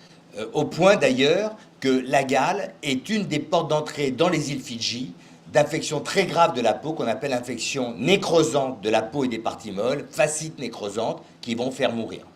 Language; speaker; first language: French; native; French